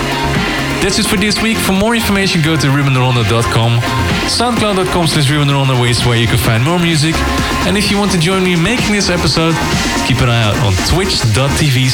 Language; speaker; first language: English; non-native, fluent; Dutch